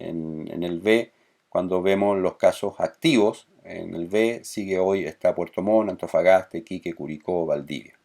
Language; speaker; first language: Spanish; native; Spanish